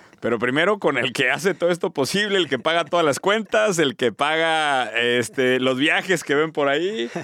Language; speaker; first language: Spanish; native; Spanish